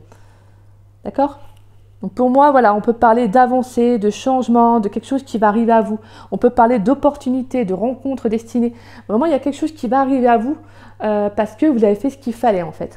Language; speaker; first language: French; native; French